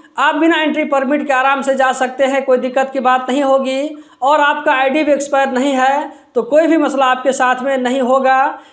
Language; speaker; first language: Hindi; native; Hindi